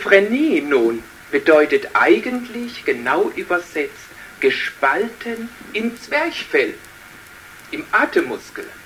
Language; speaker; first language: German; native; German